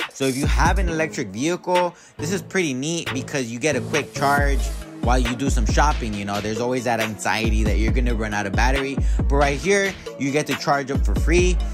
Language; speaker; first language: English; early bilingual, other home language; Spanish